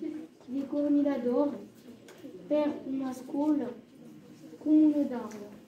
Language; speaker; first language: Italian; non-native, learner; French